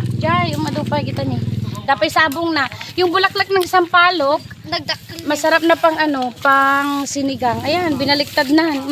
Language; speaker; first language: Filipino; non-native, local second language; Iloko